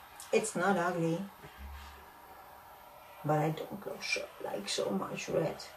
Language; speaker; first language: English; non-native, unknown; Dutch